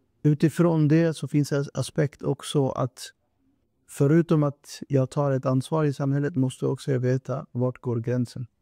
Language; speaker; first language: Swedish; non-native, fluent; Urdu